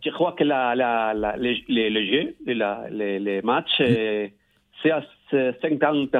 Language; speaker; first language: French; non-native, learner; Spanish